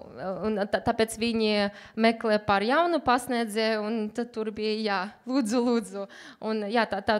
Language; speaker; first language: Latvian; non-native, learner; Uzbek